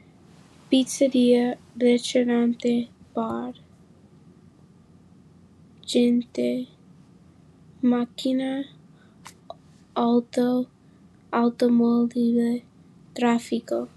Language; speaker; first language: Italian; non-native, learner; English